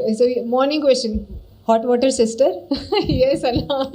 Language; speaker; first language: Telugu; non-native, learner; Hindi